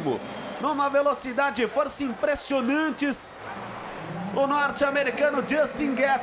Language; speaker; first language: Portuguese; native; Portuguese